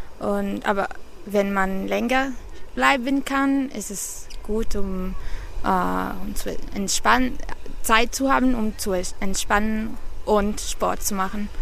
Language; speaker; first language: German; non-native, learner; Italian